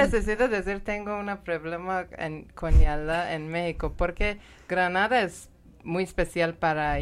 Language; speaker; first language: Spanish; non-native, learner; Persian